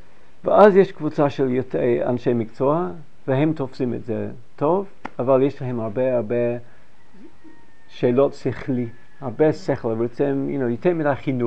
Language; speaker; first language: Hebrew; non-native, fluent; English